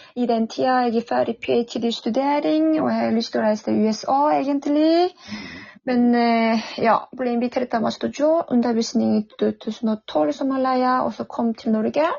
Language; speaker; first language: Norwegian; non-native, fluent; Korean